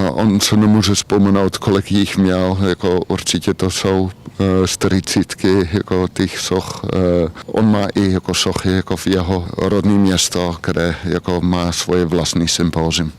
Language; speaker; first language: Czech; non-native, learner; Dutch